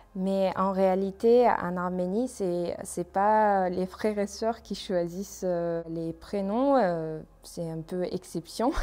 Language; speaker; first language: French; non-native, learner; Armenian